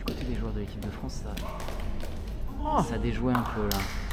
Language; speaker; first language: French; native; French